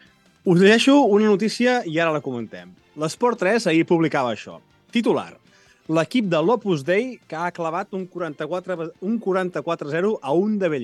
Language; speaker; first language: Catalan; native; Catalan